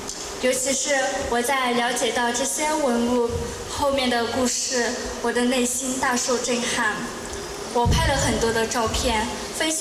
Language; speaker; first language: Chinese; non-native, fluent; Lao